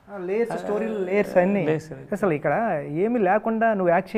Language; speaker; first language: Telugu; native; Telugu